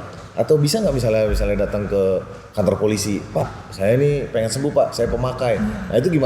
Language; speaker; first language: Indonesian; native; Indonesian